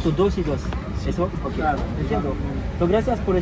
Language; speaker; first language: Spanish; non-native, learner; French